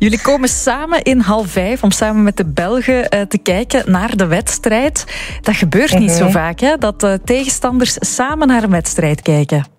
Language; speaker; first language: Dutch; native; Dutch